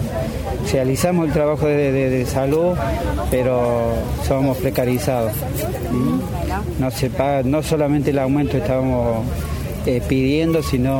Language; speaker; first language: Spanish; native; Spanish